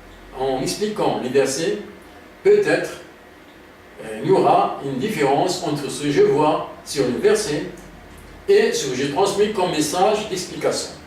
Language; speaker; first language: French; non-native, local second language; Arabic